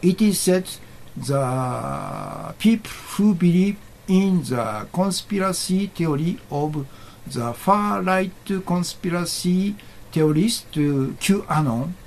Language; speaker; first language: English; non-native, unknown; Japanese